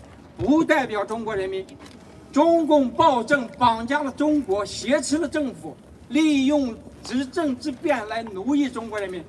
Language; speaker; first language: Chinese; native; Chinese